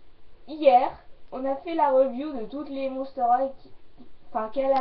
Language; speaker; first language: French; native; French